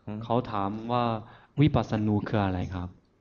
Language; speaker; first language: Thai; non-native, fluent; Chinese